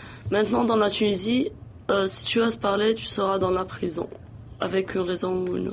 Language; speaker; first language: French; non-native, local second language; Arabic